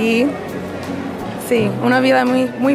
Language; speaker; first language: Spanish; non-native, learner; English